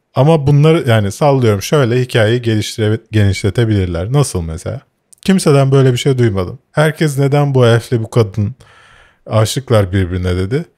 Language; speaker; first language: Turkish; native; Turkish